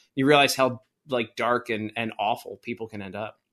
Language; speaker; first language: English; native; English